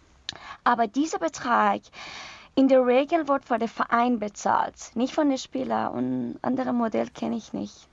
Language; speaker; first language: German; non-native, learner; Persian